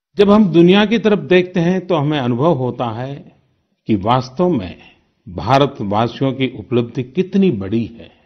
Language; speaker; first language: Hindi; non-native, local second language; Gujarati